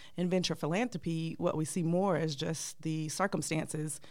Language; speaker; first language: English; native; English